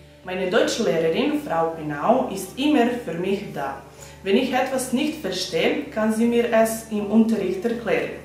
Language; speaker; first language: German; non-native, fluent; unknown